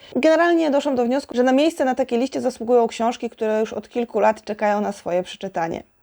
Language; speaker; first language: Polish; native; Polish